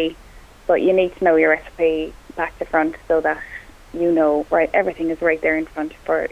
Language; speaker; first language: English; non-native, local second language; Irish